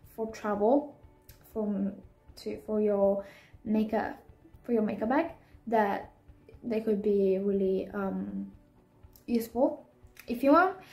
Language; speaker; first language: English; non-native, fluent; Italian